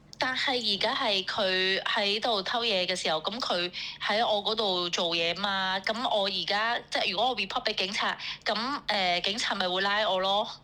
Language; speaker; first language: Cantonese; native; Cantonese